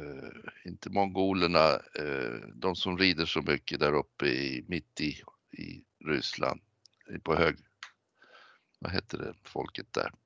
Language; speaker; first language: Swedish; native; Swedish